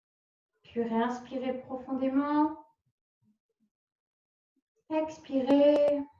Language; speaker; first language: French; native; French